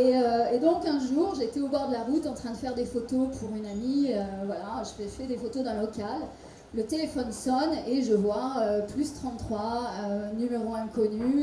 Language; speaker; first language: French; native; French